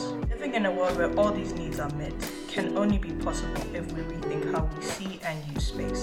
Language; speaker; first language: English; non-native, local second language; Akan